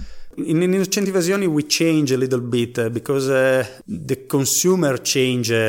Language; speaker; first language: English; non-native, learner; Italian